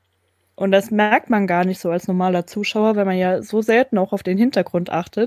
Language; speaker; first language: German; native; German